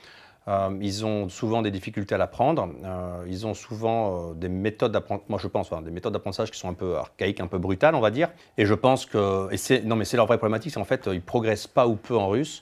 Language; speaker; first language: French; native; French